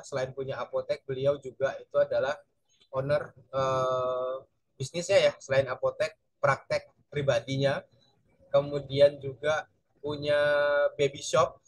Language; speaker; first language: Indonesian; native; Indonesian